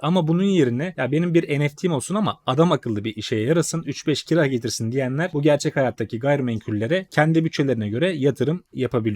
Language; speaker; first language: Turkish; native; Turkish